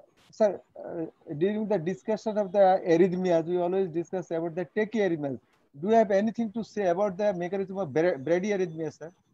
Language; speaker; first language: English; non-native, local second language; Bangla